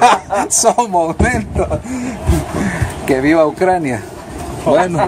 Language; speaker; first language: Spanish; native; Spanish